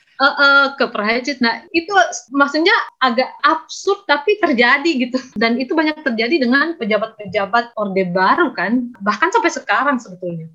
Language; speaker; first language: Indonesian; native; Indonesian